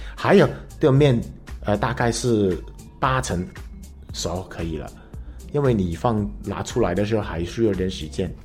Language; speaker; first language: Chinese; non-native, local second language; Cantonese